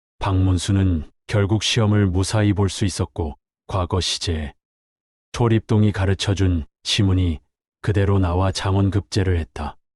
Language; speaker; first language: Korean; native; Korean